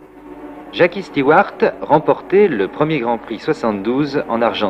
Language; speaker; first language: French; native; French